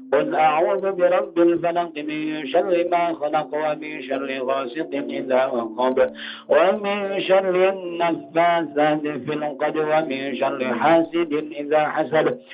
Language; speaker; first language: Arabic; non-native, fluent; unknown